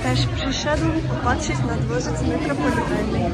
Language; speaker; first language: Polish; non-native, fluent; Ukrainian